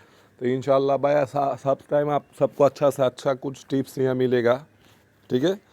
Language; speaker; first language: Hindi; non-native, fluent; Bangla